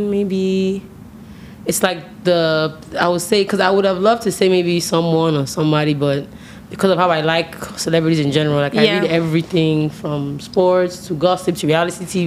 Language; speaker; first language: English; native; English